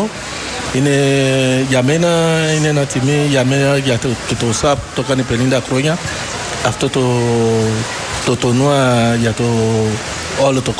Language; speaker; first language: Greek; non-native, learner; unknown